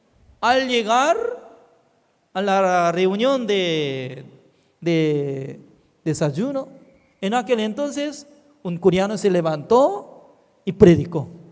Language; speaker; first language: Spanish; non-native, fluent; Korean